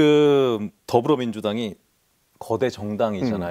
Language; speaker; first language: Korean; native; Korean